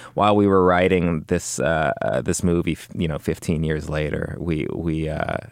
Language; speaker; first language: English; native; English